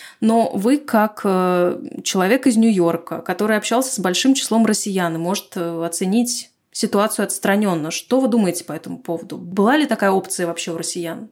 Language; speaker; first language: Russian; native; Russian